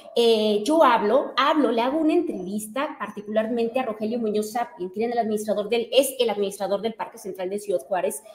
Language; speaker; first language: Spanish; native; Spanish